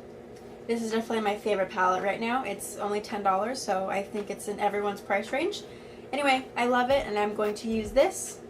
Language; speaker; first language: English; native; English